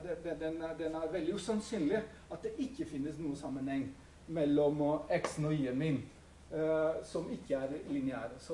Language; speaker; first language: Norwegian; non-native, fluent; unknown